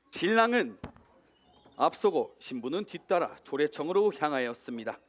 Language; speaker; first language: Korean; native; Korean